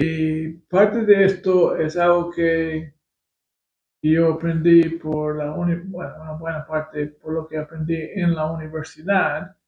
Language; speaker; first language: Spanish; non-native, fluent; English